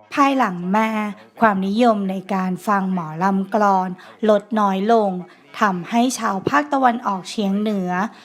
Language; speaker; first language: Thai; native; Thai